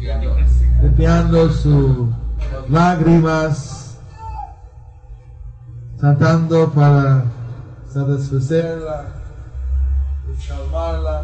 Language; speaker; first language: Spanish; non-native, learner; Bangla